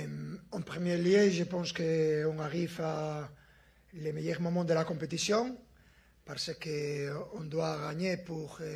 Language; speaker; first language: French; non-native, fluent; Spanish